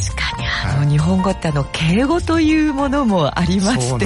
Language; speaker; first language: Japanese; native; Japanese